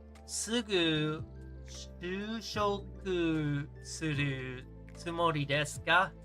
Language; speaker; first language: Japanese; non-native, learner; English